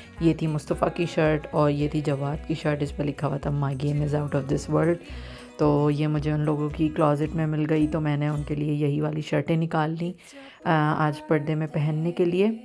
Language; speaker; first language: Urdu; native; Urdu